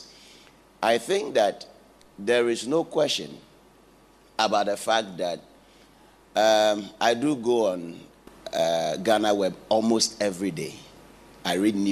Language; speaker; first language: English; non-native, local second language; Akan